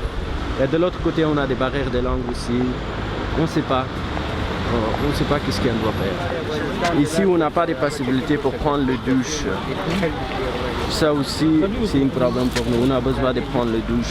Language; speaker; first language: French; non-native, learner; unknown